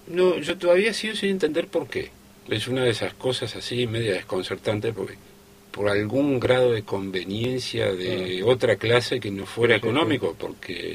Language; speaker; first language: Spanish; native; Spanish